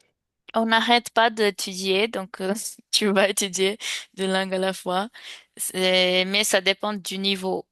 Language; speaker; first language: French; non-native, fluent; Portuguese